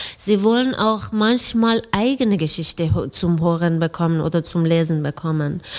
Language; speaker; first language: German; non-native, fluent; Persian